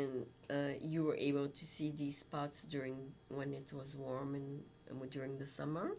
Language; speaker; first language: English; non-native, fluent; French